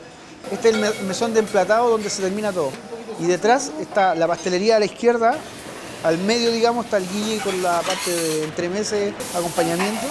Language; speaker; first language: Spanish; native; Spanish